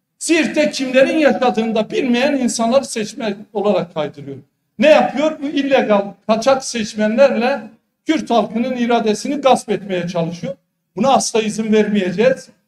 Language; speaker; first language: Turkish; non-native, local second language; Kurdish